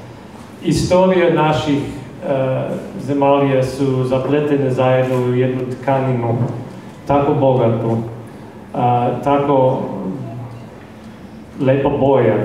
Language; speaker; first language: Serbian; non-native, fluent; English